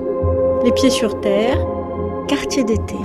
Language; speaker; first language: French; native; French